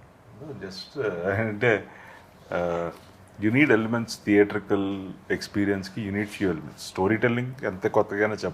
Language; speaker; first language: Telugu; native; Telugu